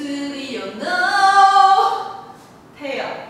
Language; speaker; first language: Korean; non-native, learner; Chinese